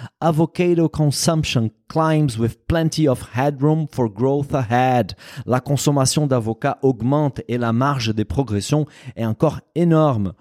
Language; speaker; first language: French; non-native, fluent; Portuguese